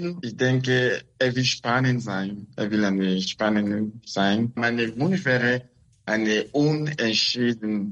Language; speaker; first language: German; non-native, learner; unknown